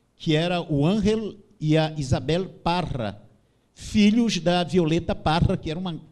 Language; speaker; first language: Portuguese; native; Portuguese